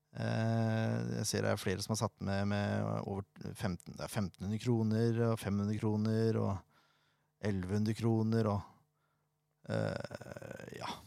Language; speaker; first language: Norwegian; native; Norwegian